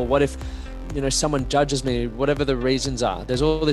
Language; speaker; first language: English; native; English